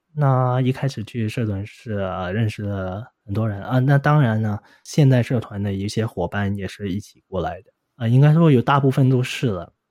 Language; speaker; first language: Chinese; non-native, local second language; Cantonese